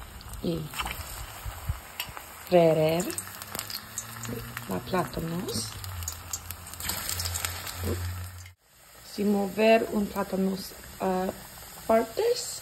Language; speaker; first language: Spanish; non-native, learner; English